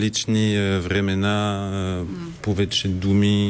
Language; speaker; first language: Bulgarian; non-native, learner; French